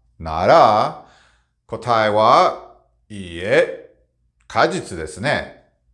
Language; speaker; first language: Japanese; non-native, learner; English